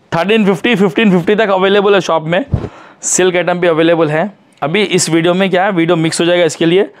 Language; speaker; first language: Hindi; non-native, local second language; Urdu